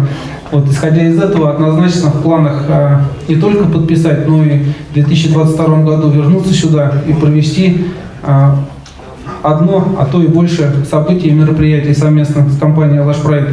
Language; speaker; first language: Russian; native; Russian